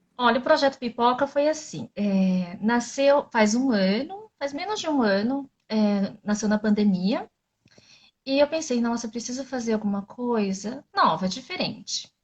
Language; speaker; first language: Portuguese; native; Portuguese